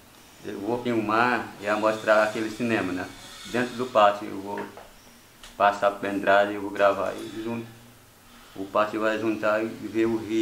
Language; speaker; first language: Portuguese; non-native, local second language; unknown